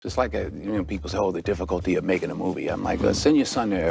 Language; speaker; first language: English; native; English